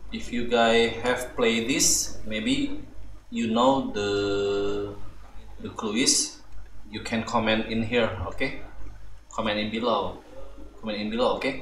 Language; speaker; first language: English; non-native, learner; Indonesian